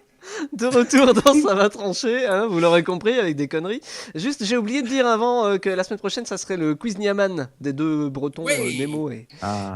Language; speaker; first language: French; native; French